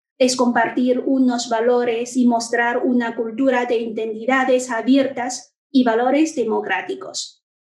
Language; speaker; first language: Spanish; non-native, fluent; Chinese